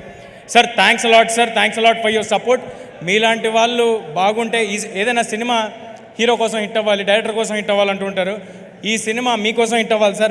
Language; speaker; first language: Telugu; native; Telugu